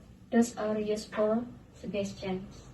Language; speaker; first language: English; non-native, learner; Indonesian